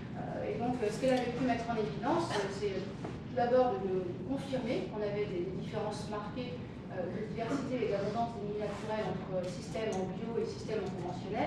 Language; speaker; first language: French; native; French